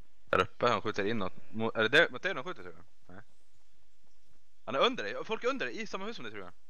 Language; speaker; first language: Swedish; native; Swedish